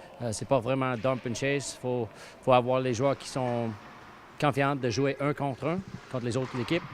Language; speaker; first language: French; non-native, fluent; English